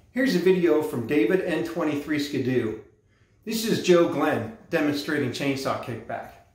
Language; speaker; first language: English; native; English